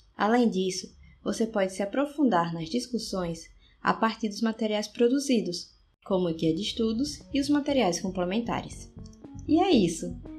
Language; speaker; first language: Portuguese; native; Portuguese